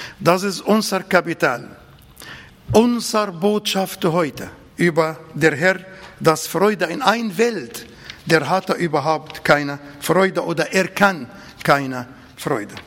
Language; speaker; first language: German; non-native, fluent; Arabic